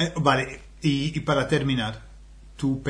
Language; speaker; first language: Spanish; non-native, fluent; English